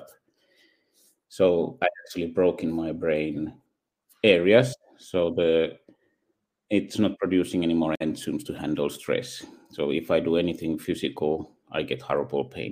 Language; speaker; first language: English; non-native, fluent; Finnish